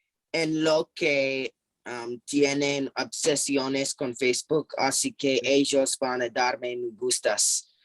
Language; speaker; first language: Spanish; non-native, fluent; English